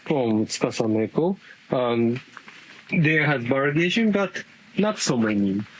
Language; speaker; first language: English; non-native, learner; Japanese